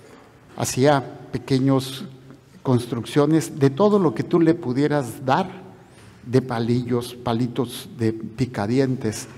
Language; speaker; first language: Spanish; native; Spanish